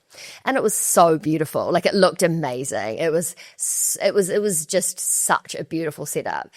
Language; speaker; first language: English; native; English